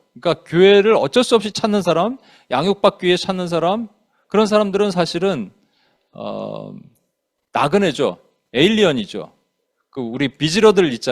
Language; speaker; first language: Korean; native; Korean